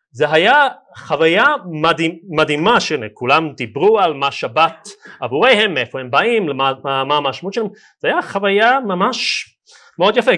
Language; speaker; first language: Hebrew; non-native, fluent; English